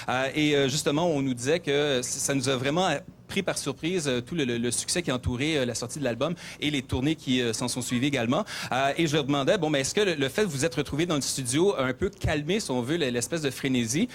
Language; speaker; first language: French; native; French